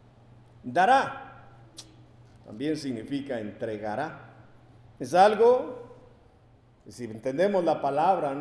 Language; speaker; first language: Spanish; native; Spanish